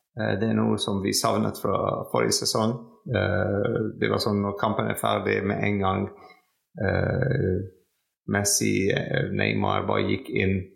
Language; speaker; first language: Norwegian; non-native, fluent; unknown